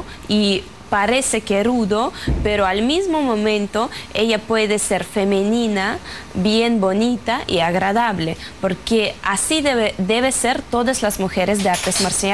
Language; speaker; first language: Spanish; non-native, fluent; Russian